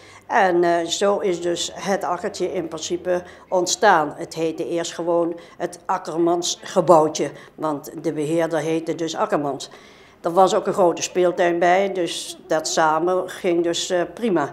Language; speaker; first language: Dutch; native; Dutch